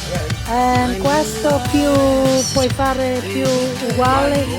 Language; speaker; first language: Italian; non-native, learner; English